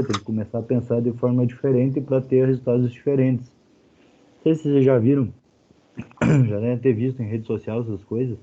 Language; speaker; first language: Portuguese; native; Portuguese